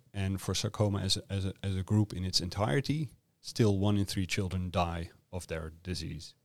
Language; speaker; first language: English; non-native, fluent; Dutch